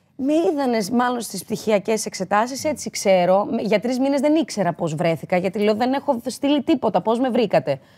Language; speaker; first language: Greek; native; Greek